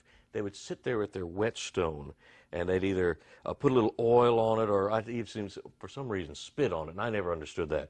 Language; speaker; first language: English; native; English